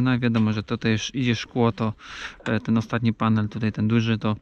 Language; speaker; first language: Polish; native; Polish